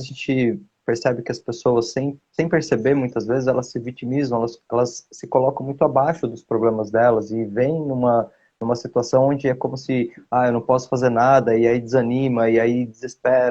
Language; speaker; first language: Portuguese; native; Portuguese